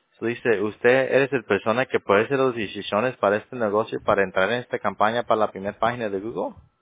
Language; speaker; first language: Spanish; early bilingual, heritage; Spanish